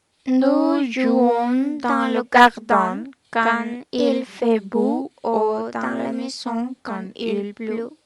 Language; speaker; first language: French; non-native, learner; Spanish